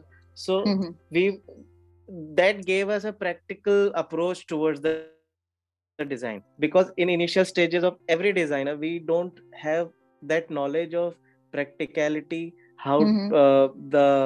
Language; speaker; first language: English; non-native, local second language; Hindi